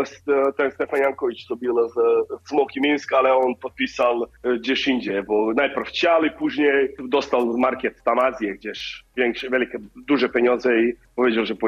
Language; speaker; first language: Polish; non-native, learner; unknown